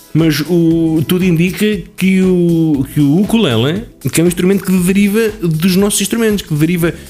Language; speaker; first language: Portuguese; native; Portuguese